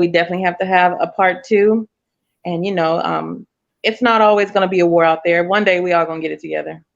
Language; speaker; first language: English; native; English